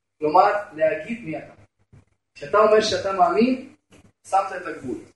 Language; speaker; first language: Hebrew; non-native, fluent; Russian